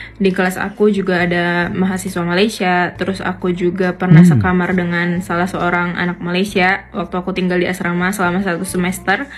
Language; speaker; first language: Indonesian; native; Indonesian